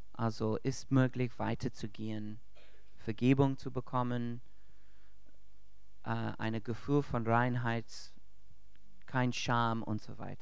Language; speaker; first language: German; non-native, learner; English